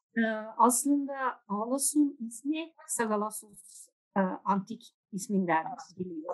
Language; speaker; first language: Turkish; non-native, fluent; Dutch